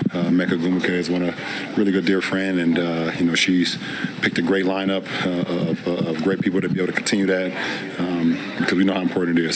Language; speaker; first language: English; native; English